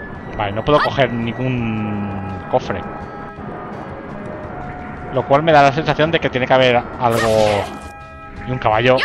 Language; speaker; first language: Spanish; native; Spanish